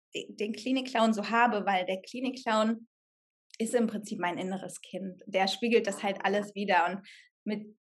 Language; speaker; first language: German; native; German